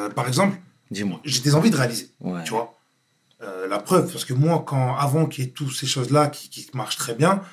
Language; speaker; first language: French; native; French